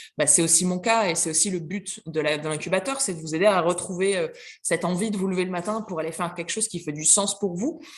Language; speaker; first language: French; native; French